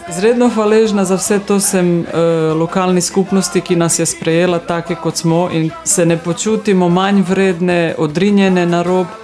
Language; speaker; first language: Slovenian; non-native, local second language; Romany